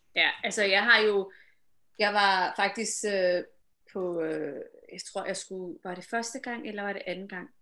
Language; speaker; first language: Danish; early bilingual, other home language; Urdu